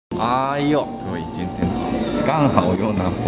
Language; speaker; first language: Chinese; non-native, fluent; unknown